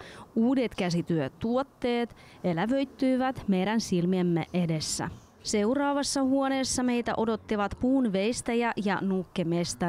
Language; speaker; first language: Finnish; non-native, local second language; Russian